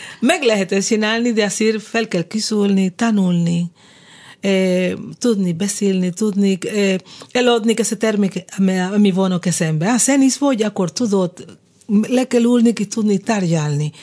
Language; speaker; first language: Hungarian; non-native, fluent; Spanish